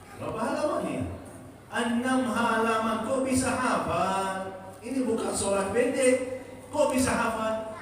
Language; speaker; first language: Malay; non-native, fluent; Arabic